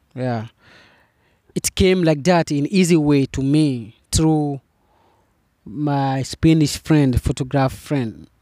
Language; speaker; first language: English; non-native, fluent; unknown